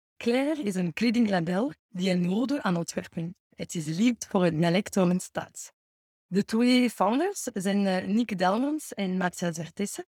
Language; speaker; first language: Dutch; non-native, fluent; French